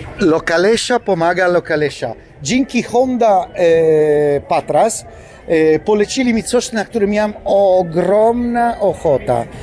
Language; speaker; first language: Polish; non-native, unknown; Italian